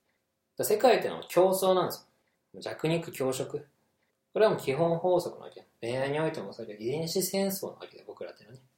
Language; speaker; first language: Japanese; native; Japanese